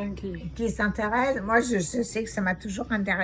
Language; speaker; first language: French; native; French